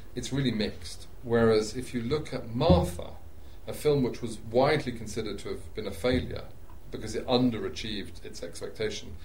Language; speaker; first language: English; native; English